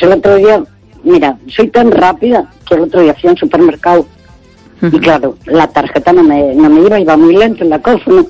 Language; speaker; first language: Spanish; native; Spanish